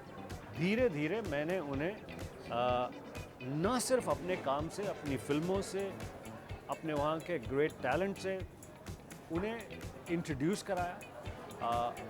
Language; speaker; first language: Hindi; native; Hindi